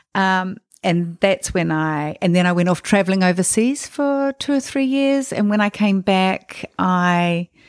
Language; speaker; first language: English; native; English